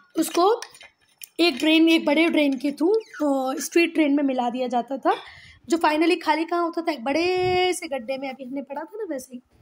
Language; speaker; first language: Hindi; native; Hindi